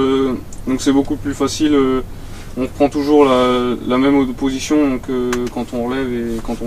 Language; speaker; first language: French; native; French